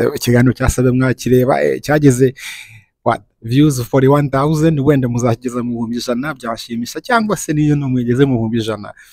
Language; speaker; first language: Kinyarwanda; early bilingual, other home language; French